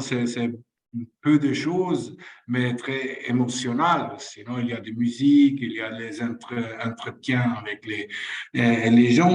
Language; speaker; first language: French; non-native, fluent; Spanish